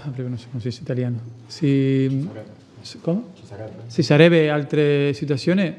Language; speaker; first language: Italian; non-native, fluent; Spanish